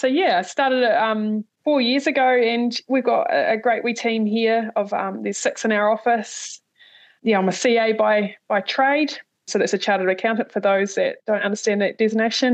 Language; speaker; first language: English; native; English